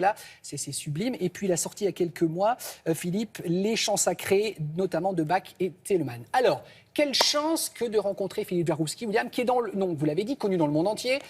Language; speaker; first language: French; native; French